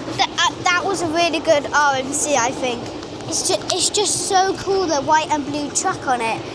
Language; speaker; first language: English; native; English